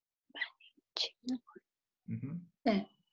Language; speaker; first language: Korean; non-native, learner; Spanish